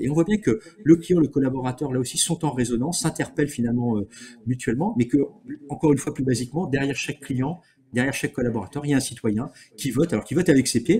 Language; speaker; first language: French; native; French